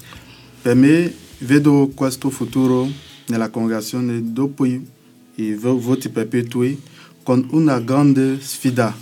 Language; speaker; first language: Italian; non-native, learner; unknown